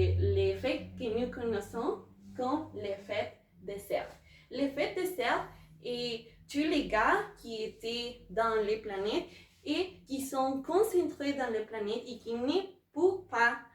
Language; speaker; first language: French; non-native, learner; Spanish